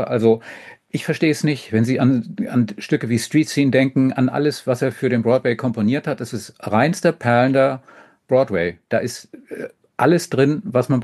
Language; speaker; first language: German; native; German